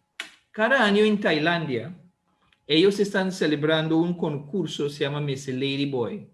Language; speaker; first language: Spanish; non-native, learner; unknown